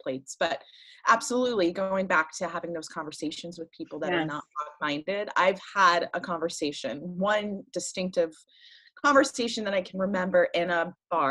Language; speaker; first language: English; early bilingual, other home language; French